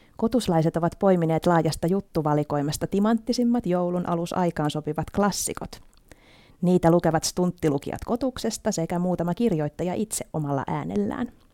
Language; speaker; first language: Finnish; native; Finnish